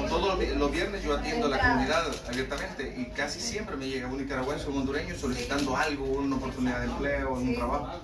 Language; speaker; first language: Spanish; native; Spanish